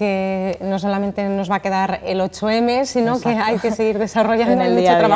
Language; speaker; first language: Spanish; native; Spanish